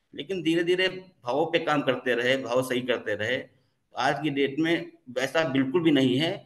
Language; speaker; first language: Hindi; native; Hindi